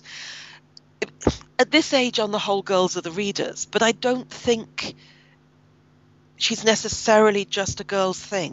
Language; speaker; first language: English; native; English